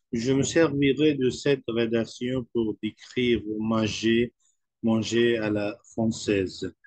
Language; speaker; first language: French; non-native, fluent; Urdu